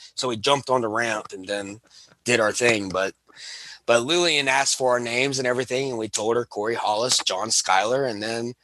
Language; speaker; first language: English; native; English